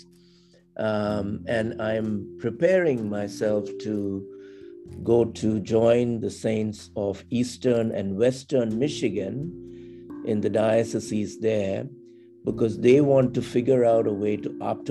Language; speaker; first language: English; non-native, local second language; Tamil